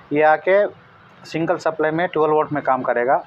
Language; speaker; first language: Hindi; non-native, local second language; Telugu